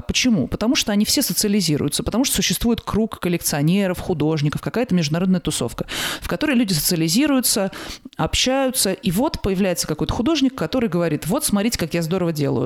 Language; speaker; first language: Russian; native; Russian